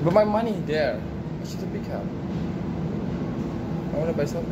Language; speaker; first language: English; non-native, learner; Indonesian